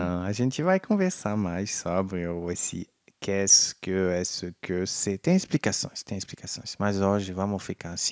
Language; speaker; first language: Portuguese; non-native, fluent; French